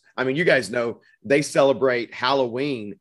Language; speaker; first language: English; native; English